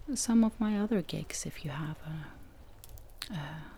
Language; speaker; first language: English; non-native, fluent; Norwegian